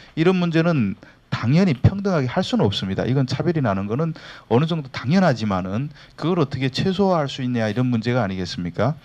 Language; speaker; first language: Korean; native; Korean